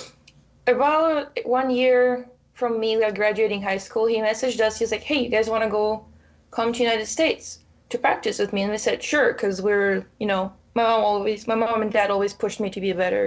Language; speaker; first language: English; non-native, fluent; Russian